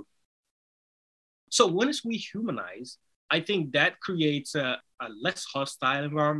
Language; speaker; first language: English; non-native, fluent; Somali